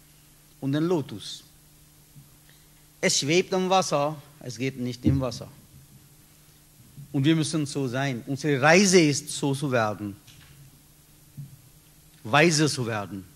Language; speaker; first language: German; non-native, learner; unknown